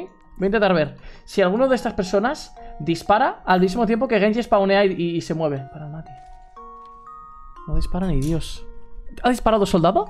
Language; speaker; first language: Spanish; native; Spanish